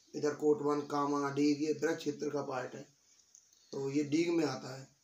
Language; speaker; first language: Hindi; native; Hindi